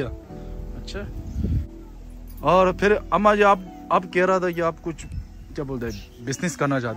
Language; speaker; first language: Hindi; non-native, local second language; Tibetan